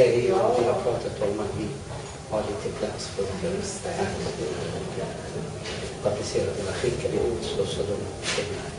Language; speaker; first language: Swedish; non-native, learner; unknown